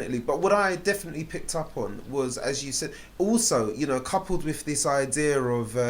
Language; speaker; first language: English; native; English